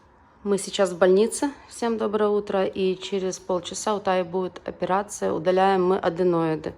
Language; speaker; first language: Russian; native; Russian